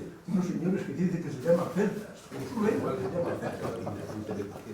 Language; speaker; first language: Spanish; native; Spanish